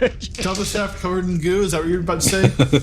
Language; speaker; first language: English; native; English